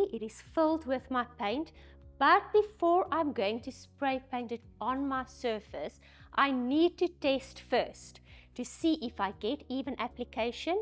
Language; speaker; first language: English; non-native, local second language; Afrikaans